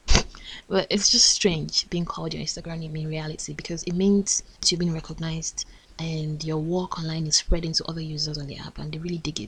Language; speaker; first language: English; non-native, local second language; Yoruba